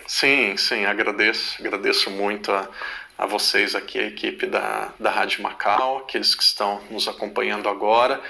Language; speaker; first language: Portuguese; native; Portuguese